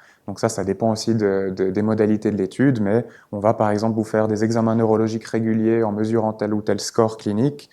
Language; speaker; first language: French; native; French